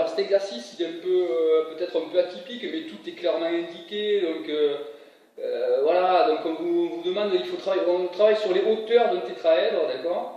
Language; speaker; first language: French; native; French